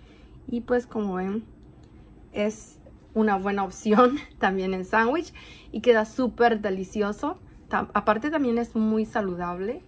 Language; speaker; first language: Spanish; native; Spanish